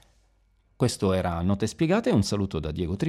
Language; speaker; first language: Italian; native; Italian